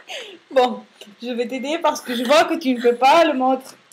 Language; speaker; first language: French; non-native, fluent; Spanish